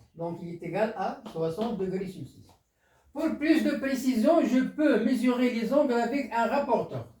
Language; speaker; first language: French; non-native, local second language; Arabic